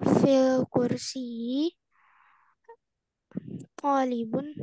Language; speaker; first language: Arabic; non-native, learner; Indonesian